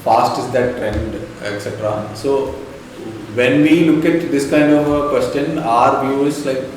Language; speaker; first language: English; non-native, local second language; Malayalam